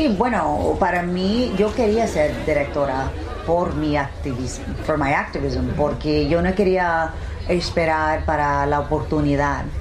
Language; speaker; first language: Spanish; early bilingual, heritage; English